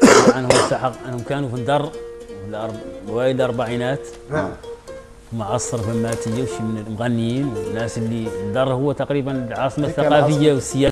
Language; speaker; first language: Arabic; native; Arabic